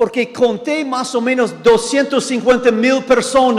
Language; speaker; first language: Spanish; non-native, fluent; English